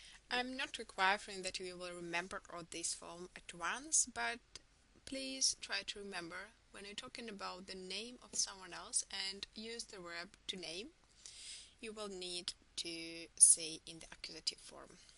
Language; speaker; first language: English; non-native, fluent; Russian